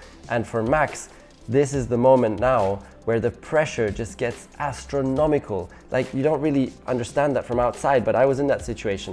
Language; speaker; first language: English; non-native, fluent; German